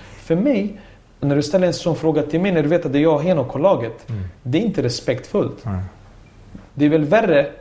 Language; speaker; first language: Swedish; early bilingual, other home language; Serbian